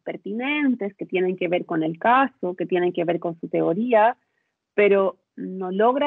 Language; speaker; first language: Spanish; native; Spanish